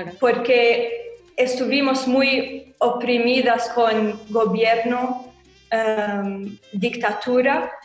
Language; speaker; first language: Spanish; non-native, learner; Arabic